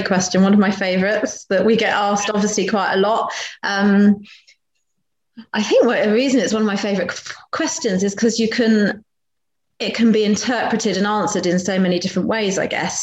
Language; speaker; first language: English; native; English